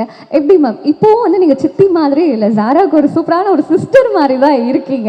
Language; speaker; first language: Tamil; native; Tamil